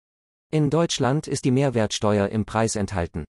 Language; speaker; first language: German; non-native, learner; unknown